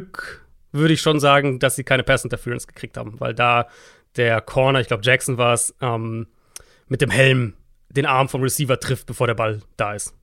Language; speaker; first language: German; native; German